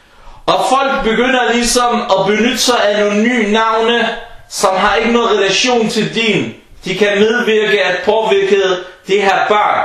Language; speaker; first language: Danish; early bilingual, other home language; Arabic